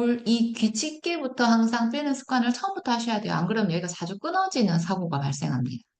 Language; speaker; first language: Korean; native; Korean